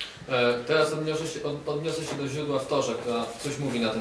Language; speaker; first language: Polish; native; Polish